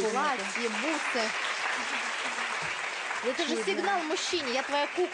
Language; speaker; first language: Russian; native; Russian